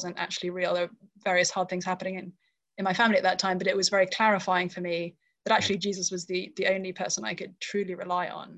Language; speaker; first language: English; native; English